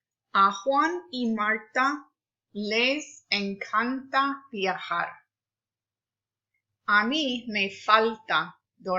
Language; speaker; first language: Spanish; non-native, fluent; English